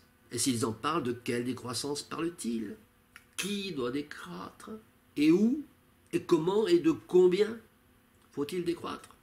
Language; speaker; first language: French; native; French